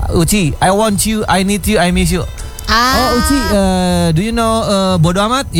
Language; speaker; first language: English; non-native, learner; Indonesian